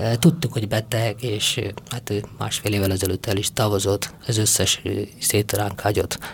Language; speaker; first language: Hungarian; non-native, fluent; Tamil